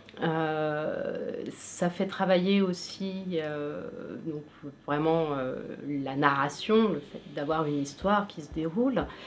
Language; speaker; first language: French; native; French